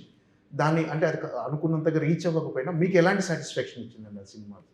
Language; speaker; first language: Telugu; native; Telugu